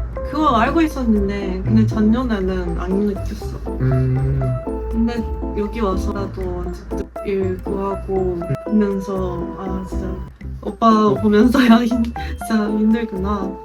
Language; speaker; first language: Korean; non-native, fluent; Japanese